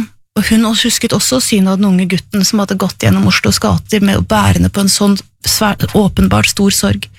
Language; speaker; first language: Norwegian; native; Norwegian